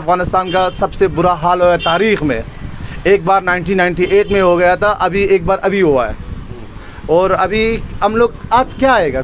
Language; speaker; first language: Hindi; non-native, fluent; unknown